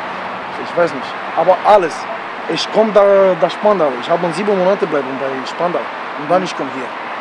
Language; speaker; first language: German; non-native, learner; Romanian